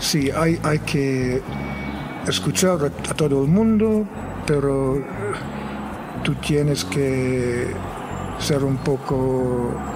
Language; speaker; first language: Spanish; non-native, fluent; English